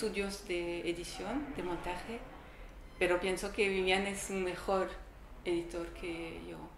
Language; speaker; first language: Spanish; non-native, learner; French